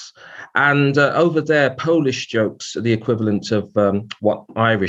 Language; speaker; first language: English; native; English